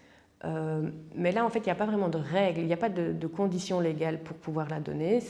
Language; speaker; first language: French; native; French